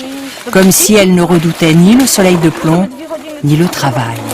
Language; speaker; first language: French; native; French